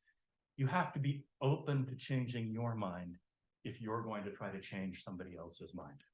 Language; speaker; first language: English; native; English